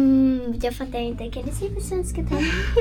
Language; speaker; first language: Swedish; early bilingual, other home language; Persian